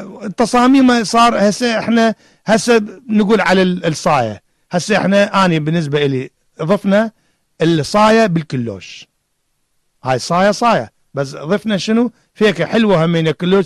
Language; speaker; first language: Arabic; non-native, local second language; Kurdish